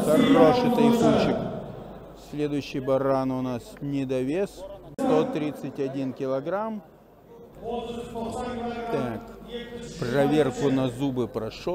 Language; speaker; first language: Russian; native; Russian